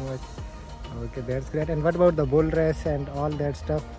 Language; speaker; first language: English; non-native, local second language; Urdu